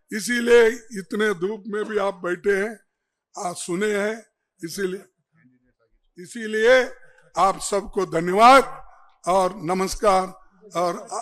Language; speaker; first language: Hindi; non-native, local second language; Kannada